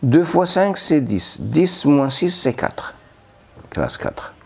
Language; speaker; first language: French; non-native, local second language; Arabic